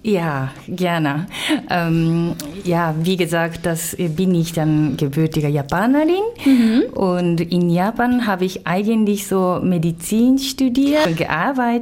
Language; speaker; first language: German; non-native, fluent; Japanese